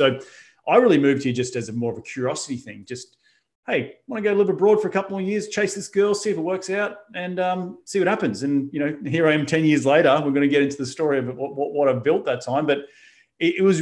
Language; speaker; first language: English; native; English